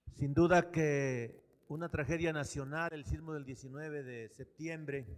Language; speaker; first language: Spanish; native; Spanish